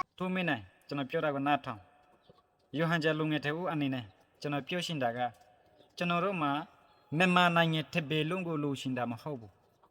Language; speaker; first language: Burmese; non-native, local second language; Rohingya